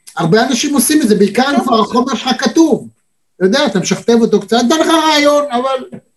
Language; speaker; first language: Hebrew; native; Hebrew